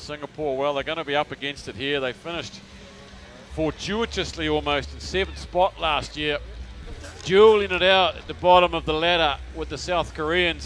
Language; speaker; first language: English; native; English